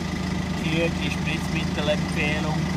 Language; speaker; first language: German; native; German